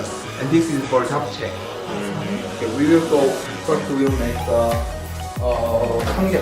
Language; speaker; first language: English; non-native, learner; Korean